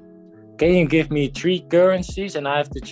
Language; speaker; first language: English; non-native, fluent; Dutch